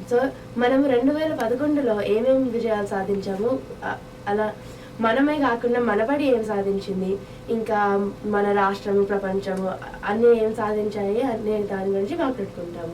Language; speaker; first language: Telugu; early bilingual, heritage; Telugu